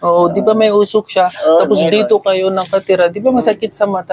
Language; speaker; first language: Filipino; non-native, learner; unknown